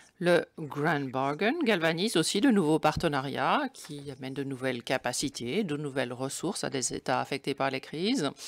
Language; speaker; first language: French; non-native, fluent; German